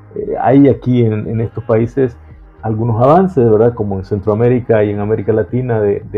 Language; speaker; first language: Spanish; native; Spanish